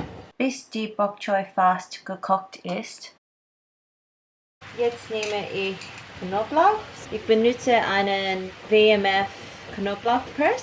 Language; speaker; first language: German; non-native, learner; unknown